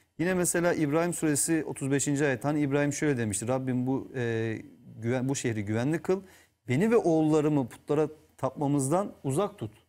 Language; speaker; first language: Turkish; native; Turkish